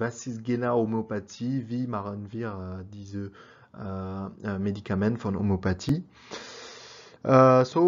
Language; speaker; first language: German; non-native, learner; French